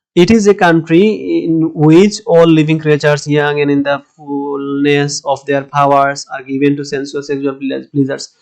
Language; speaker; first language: English; non-native, local second language; Bangla